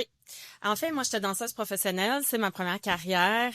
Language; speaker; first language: French; native; French